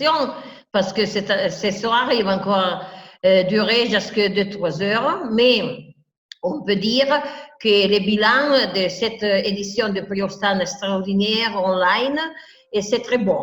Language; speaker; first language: French; non-native, fluent; Italian